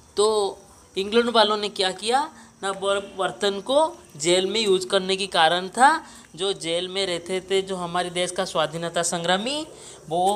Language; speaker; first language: Hindi; non-native, local second language; Odia